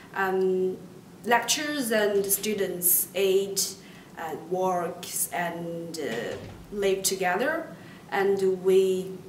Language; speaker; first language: English; non-native, fluent; Chinese